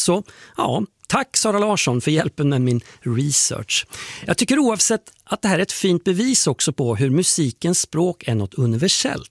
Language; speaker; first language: Swedish; native; Swedish